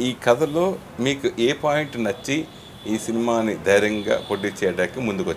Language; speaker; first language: Telugu; native; Telugu